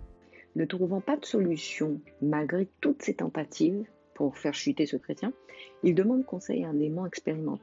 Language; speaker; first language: French; native; French